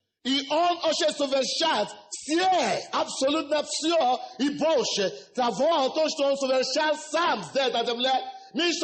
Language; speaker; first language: Russian; non-native, fluent; Yoruba